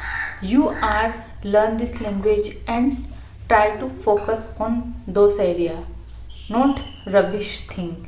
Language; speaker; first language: English; non-native, learner; Hindi